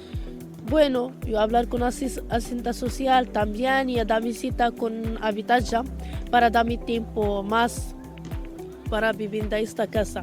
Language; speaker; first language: Spanish; non-native, learner; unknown